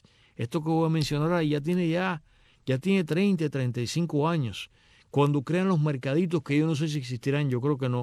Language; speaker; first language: Spanish; native; Spanish